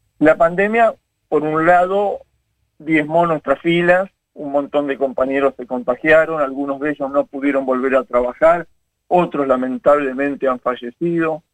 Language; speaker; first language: Spanish; native; Spanish